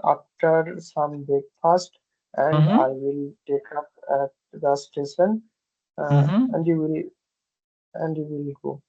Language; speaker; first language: English; non-native, learner; Bangla